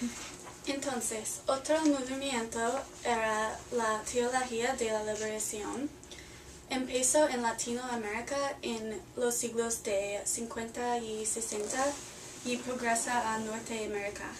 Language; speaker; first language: Spanish; non-native, learner; English